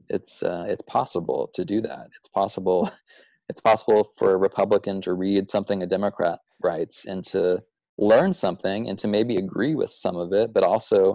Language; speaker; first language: English; native; English